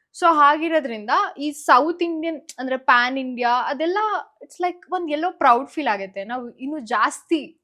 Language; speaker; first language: Kannada; native; Kannada